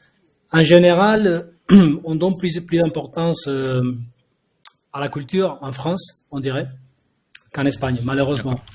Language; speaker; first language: French; non-native, fluent; Spanish